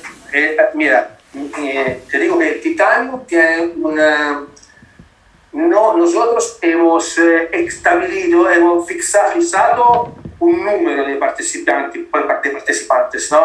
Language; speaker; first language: Spanish; non-native, learner; Italian